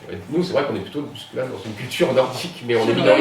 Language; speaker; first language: French; native; French